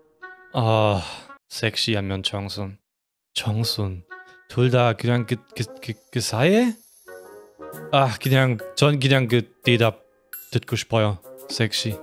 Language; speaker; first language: Korean; non-native, fluent; German